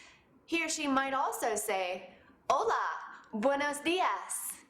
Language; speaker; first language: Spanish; non-native, fluent; English